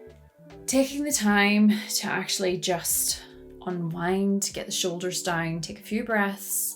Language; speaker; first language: English; native; English